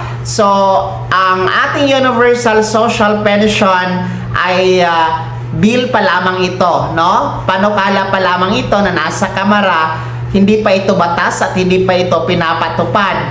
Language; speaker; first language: Filipino; native; Filipino